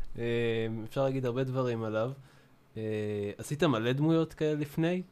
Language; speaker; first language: Hebrew; native; Hebrew